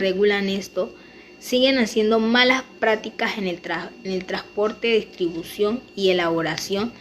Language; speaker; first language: Spanish; native; Spanish